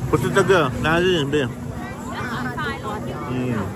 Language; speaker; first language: Chinese; non-native, learner; Filipino